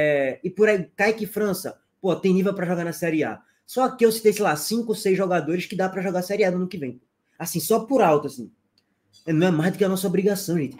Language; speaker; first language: Portuguese; native; Portuguese